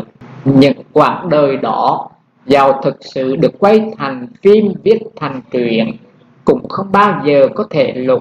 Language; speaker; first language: Vietnamese; native; Vietnamese